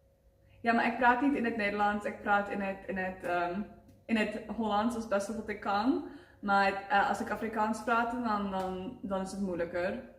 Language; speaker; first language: Dutch; non-native, learner; Afrikaans